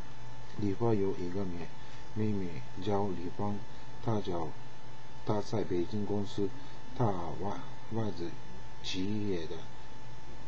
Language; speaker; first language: Chinese; non-native, learner; Japanese